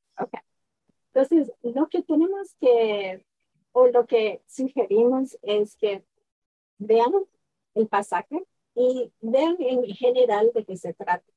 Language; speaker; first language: Spanish; early bilingual, heritage; Spanish